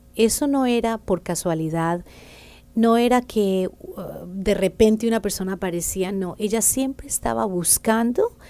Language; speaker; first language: Spanish; native; Spanish